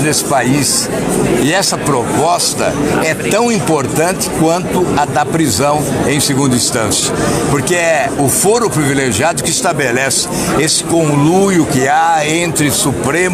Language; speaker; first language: Portuguese; native; Portuguese